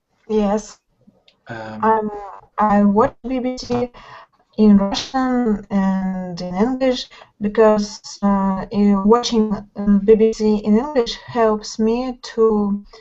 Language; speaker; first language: English; non-native, fluent; Tatar